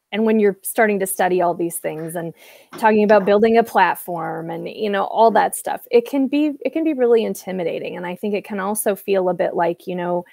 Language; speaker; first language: English; native; English